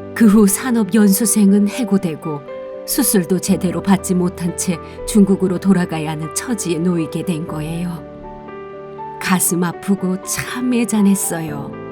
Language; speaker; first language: Korean; native; Korean